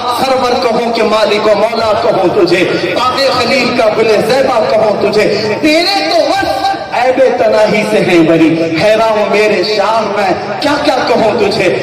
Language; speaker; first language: Urdu; native; Urdu